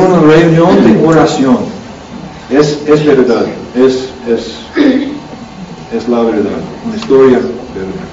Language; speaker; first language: Spanish; non-native, learner; English